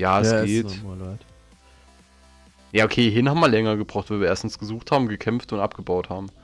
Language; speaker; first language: German; native; German